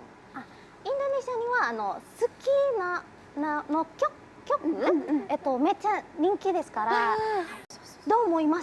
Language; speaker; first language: Japanese; non-native, learner; Indonesian